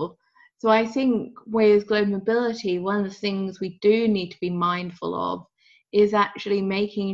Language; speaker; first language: English; native; English